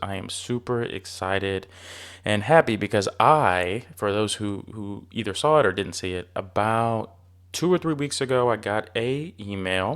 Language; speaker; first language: English; native; English